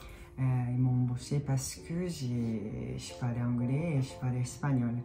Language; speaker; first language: French; non-native, fluent; Japanese